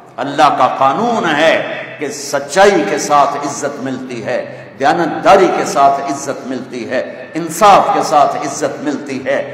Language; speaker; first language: Urdu; non-native, local second language; Punjabi